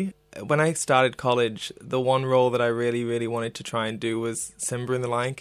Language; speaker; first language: English; native; English